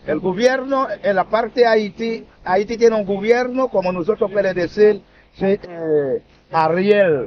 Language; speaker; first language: Spanish; non-native, learner; Haitian Creole